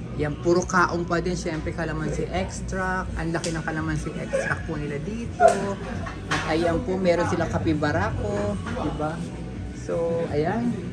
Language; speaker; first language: Filipino; native; Filipino